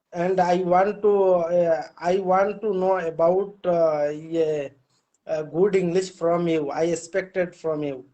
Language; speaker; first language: English; non-native, learner; Bangla